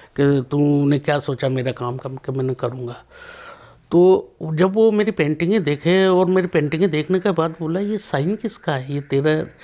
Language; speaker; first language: Hindi; native; Hindi